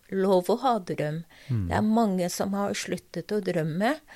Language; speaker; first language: Norwegian; non-native, fluent; Persian